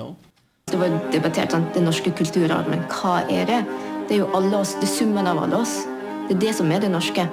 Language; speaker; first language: Norwegian; native; Norwegian